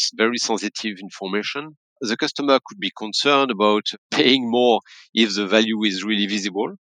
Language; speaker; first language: English; non-native, fluent; French